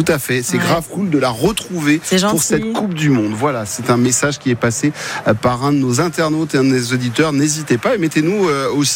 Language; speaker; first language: French; native; French